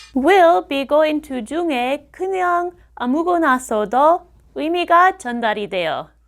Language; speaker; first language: Korean; non-native, fluent; English